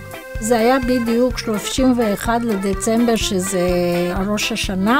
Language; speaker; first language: Hebrew; non-native, fluent; Romanian